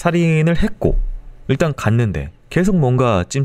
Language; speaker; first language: Korean; native; Korean